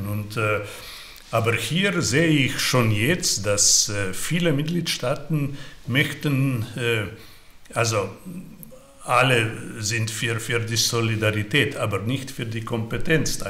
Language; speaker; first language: German; non-native, fluent; Slovenian